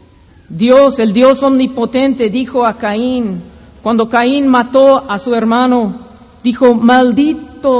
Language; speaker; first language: Spanish; non-native, fluent; English